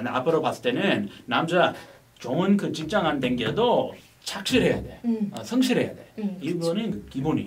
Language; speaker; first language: Korean; non-native, fluent; English